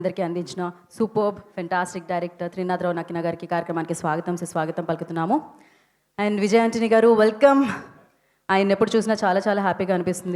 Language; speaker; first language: Telugu; native; Telugu